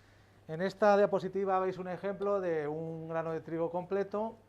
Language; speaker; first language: Spanish; native; Spanish